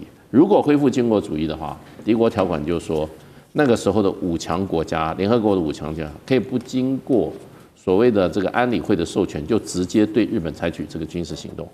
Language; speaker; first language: Chinese; native; Chinese